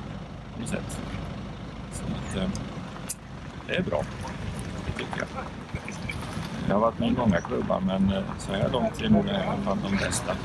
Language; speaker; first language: Swedish; native; Swedish